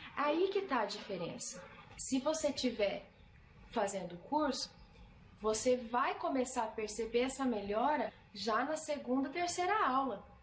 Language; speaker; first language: Portuguese; native; Portuguese